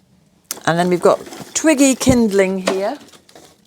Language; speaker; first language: English; native; English